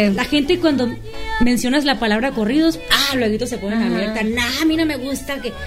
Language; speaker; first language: Spanish; native; Spanish